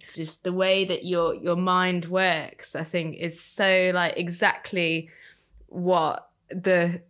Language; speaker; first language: English; native; English